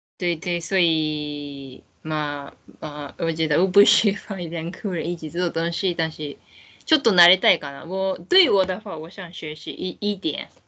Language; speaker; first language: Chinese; non-native, learner; Japanese